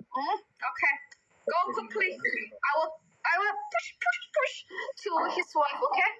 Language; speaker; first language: English; non-native, learner; Thai